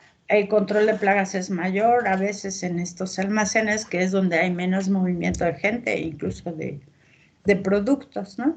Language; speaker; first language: Spanish; native; Spanish